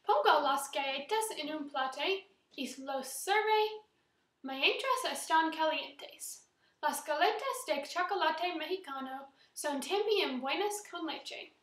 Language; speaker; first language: Spanish; non-native, learner; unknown